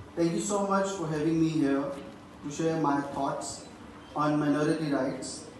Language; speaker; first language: English; non-native, local second language; Urdu